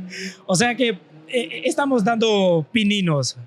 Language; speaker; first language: Spanish; native; Spanish